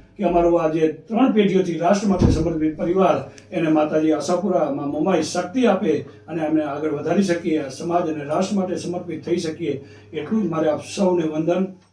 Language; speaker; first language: Gujarati; native; Gujarati